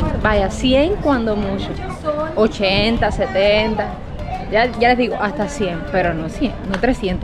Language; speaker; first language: Spanish; native; Spanish